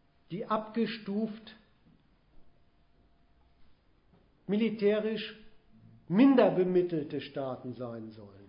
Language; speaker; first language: German; native; German